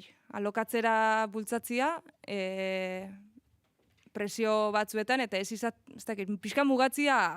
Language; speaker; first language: Basque; native; Basque